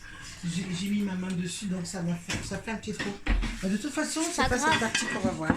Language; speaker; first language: French; native; French